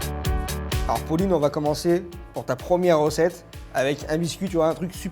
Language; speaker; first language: French; native; French